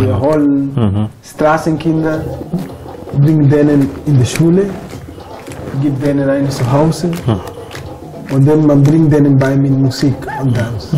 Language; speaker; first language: German; non-native, fluent; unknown